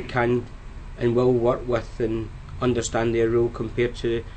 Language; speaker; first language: English; native; English